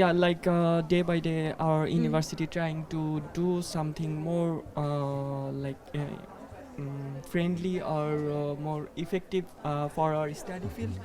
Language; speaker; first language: English; non-native, fluent; Bangla